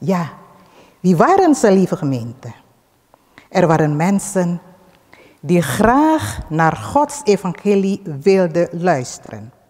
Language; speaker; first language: Dutch; early bilingual, other home language; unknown